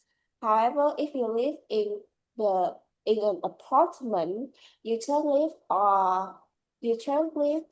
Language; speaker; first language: English; non-native, learner; Vietnamese